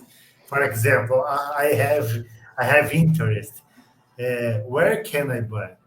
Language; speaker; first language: English; non-native, learner; Portuguese